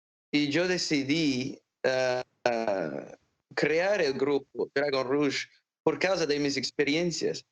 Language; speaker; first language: Spanish; non-native, fluent; English